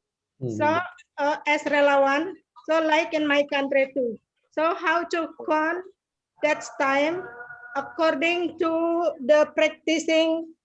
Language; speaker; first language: English; non-native, learner; Indonesian